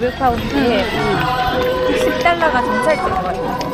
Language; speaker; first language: Korean; native; Korean